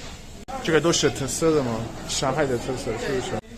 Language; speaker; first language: Chinese; non-native, fluent; Italian